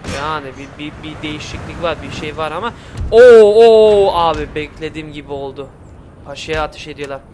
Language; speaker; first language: Turkish; early bilingual, heritage; Turkish